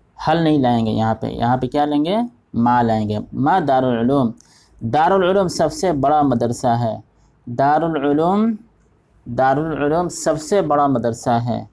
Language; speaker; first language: Urdu; native; Urdu